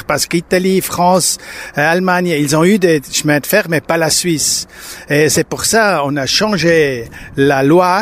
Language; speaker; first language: French; non-native, local second language; German